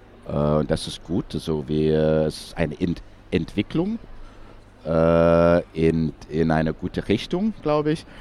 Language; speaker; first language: German; non-native, fluent; English